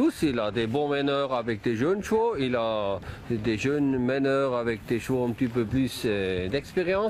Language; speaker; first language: French; non-native, local second language; German